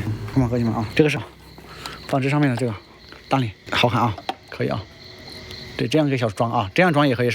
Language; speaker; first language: Chinese; native; Chinese